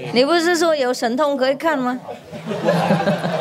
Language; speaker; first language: Chinese; non-native, fluent; Vietnamese